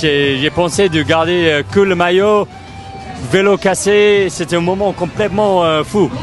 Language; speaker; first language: French; non-native, fluent; English